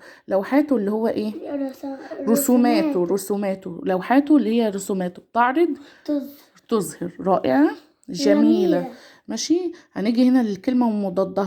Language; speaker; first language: Arabic; native; Arabic